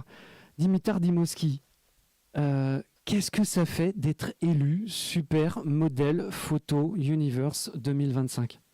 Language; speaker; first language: French; native; French